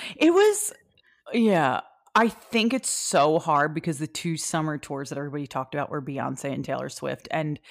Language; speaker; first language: English; native; English